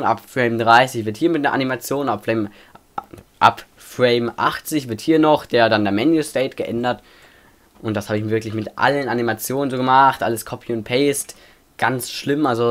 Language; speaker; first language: German; native; German